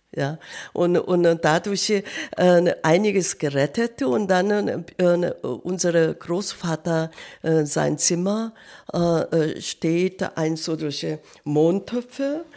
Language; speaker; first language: German; non-native, learner; Korean